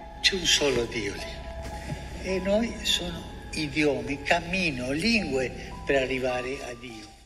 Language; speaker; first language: Italian; early bilingual, heritage; Spanish